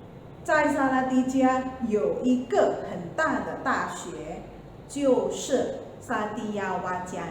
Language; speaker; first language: Chinese; non-native, fluent; Indonesian